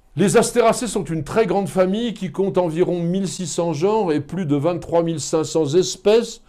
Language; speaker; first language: French; native; French